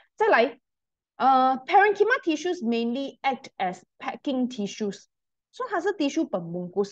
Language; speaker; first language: English; non-native, local second language; Chinese